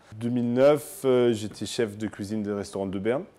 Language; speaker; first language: French; non-native, fluent; English